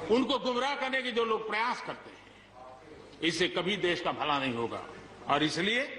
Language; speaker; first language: Hindi; non-native, local second language; Gujarati